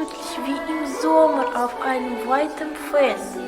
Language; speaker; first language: German; non-native, fluent; Russian